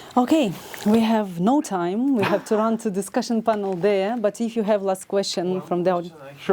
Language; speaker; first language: English; non-native, learner; Ukrainian